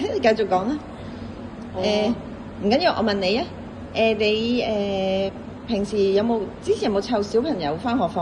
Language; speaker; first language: Cantonese; native; Cantonese